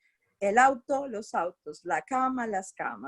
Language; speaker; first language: Spanish; non-native, fluent; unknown